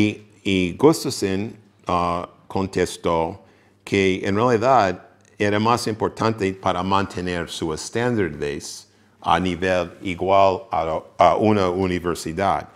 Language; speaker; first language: Spanish; non-native, fluent; English